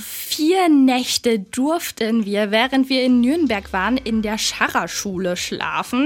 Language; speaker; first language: German; native; German